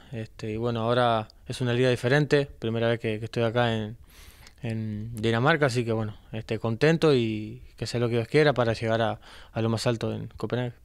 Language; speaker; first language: Spanish; native; Spanish